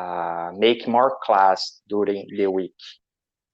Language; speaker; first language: English; non-native, learner; Portuguese